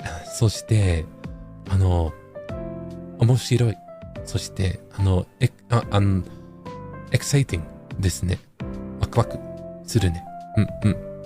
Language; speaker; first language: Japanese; non-native, learner; English